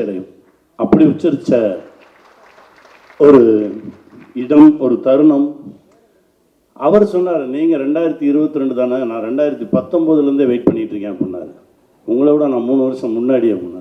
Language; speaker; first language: Tamil; native; Tamil